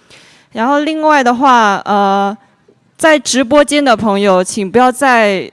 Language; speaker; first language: Chinese; native; Chinese